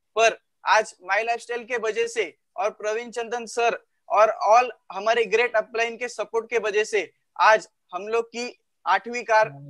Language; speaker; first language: Hindi; non-native, local second language; Marathi